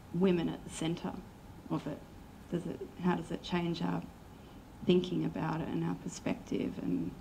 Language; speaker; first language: English; native; English